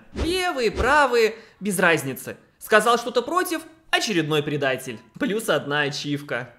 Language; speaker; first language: Russian; native; Russian